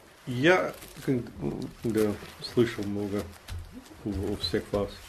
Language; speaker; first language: Russian; non-native, fluent; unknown